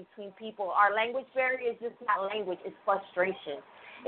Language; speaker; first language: English; early bilingual, other home language; Spanish